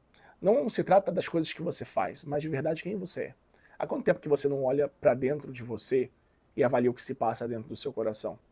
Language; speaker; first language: Portuguese; native; Portuguese